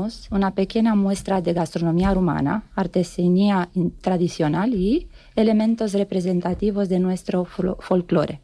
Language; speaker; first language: Spanish; non-native, fluent; Romanian